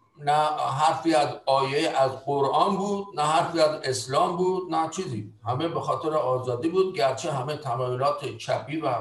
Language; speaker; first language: Persian; native; Persian